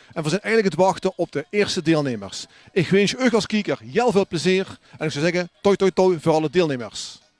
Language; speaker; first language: Dutch; native; Dutch